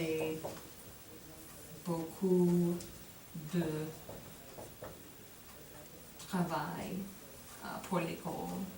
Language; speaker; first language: French; non-native, fluent; English